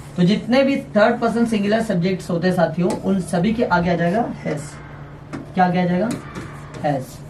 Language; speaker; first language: Hindi; native; Hindi